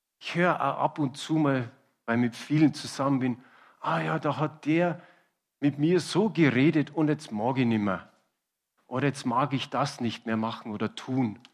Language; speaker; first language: German; native; German